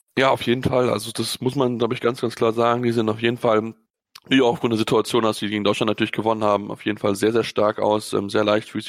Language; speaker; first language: German; native; German